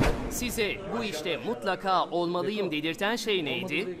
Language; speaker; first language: Turkish; native; Turkish